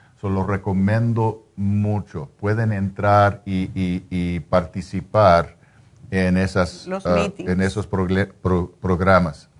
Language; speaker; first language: Spanish; non-native, fluent; English